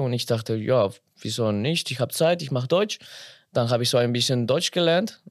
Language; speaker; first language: German; non-native, fluent; Spanish